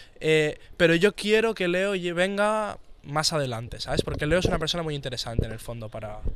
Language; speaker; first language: Spanish; native; Spanish